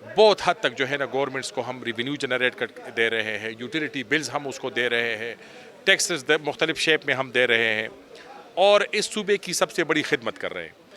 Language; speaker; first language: Urdu; non-native, local second language; Pashto